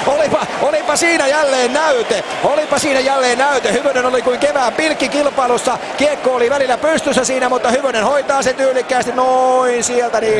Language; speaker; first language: Finnish; native; Finnish